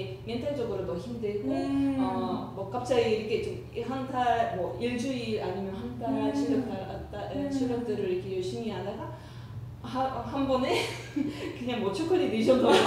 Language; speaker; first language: Korean; non-native, learner; Russian